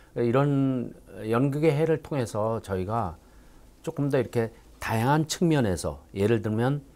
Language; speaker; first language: Korean; native; Korean